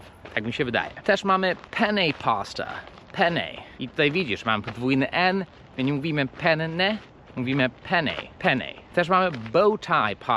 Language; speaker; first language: Polish; early bilingual, heritage; Polish